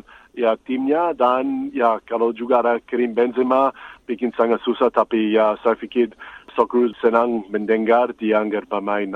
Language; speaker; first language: Indonesian; non-native, fluent; English